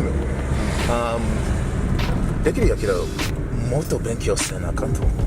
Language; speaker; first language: Japanese; non-native, learner; English